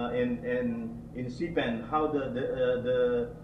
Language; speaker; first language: English; non-native, fluent; Indonesian